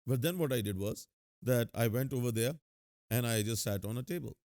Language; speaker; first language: English; non-native, local second language; Urdu